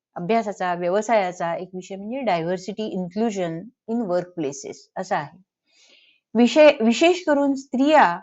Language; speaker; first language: Marathi; early bilingual, heritage; Marathi